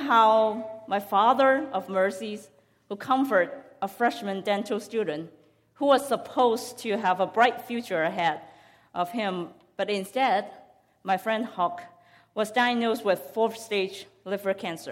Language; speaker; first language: English; non-native, local second language; Cantonese